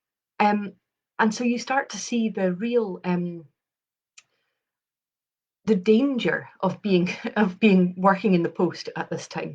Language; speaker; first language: English; native; English